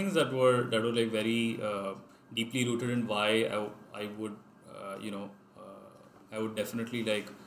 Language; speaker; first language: English; non-native, local second language; Hindi